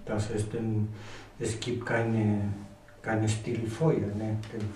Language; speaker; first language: German; non-native, learner; Spanish